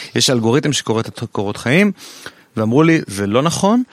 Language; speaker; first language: Hebrew; native; Hebrew